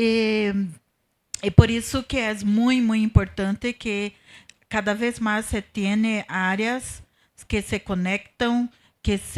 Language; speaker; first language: Spanish; non-native, learner; Portuguese